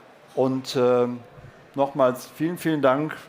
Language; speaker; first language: German; native; German